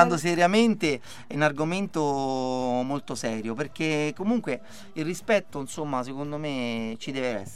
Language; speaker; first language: Italian; native; Italian